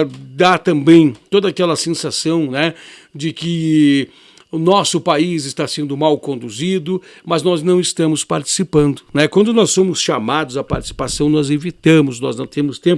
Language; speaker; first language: Portuguese; native; Portuguese